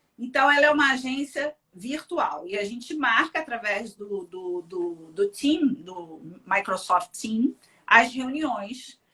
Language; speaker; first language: Portuguese; early bilingual, other home language; Spanish